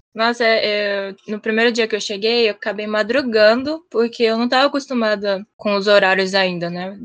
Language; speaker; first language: Portuguese; early bilingual, heritage; Japanese